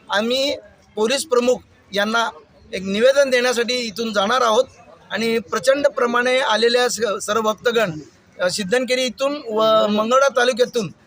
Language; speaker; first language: Marathi; native; Marathi